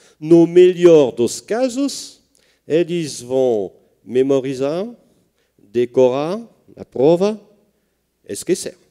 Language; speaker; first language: Portuguese; non-native, fluent; French